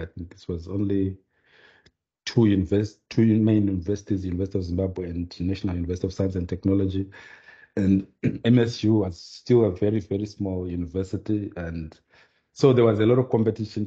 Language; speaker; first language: English; non-native, local second language; Shona